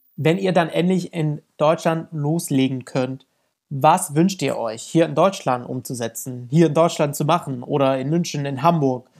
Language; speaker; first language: German; non-native, fluent; English